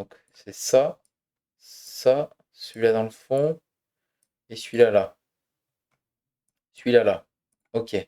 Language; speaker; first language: French; native; French